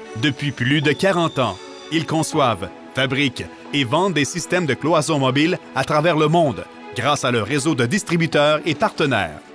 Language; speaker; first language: French; native; French